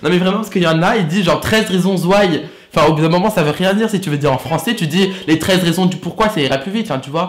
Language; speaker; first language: French; native; French